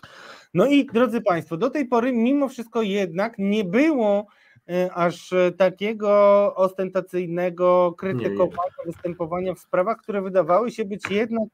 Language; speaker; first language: Polish; native; Polish